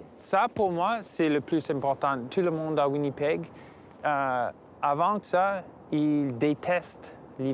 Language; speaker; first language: French; non-native, local second language; English